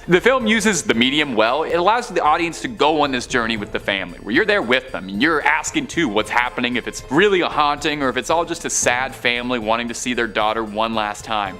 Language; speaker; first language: English; native; English